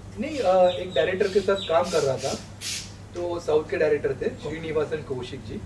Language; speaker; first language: Hindi; non-native, local second language; Marathi